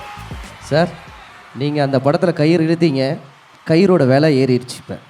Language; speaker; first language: Tamil; native; Tamil